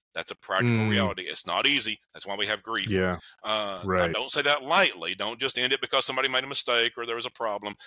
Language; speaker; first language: English; native; English